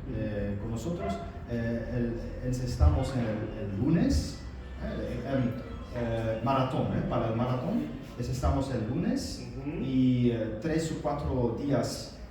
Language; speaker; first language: Spanish; non-native, learner; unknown